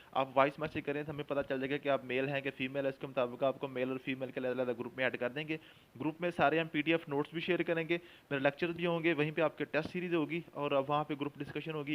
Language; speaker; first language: Urdu; non-native, local second language; Punjabi